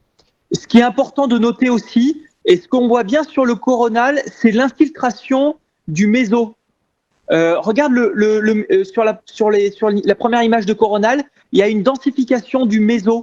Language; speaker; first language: French; native; French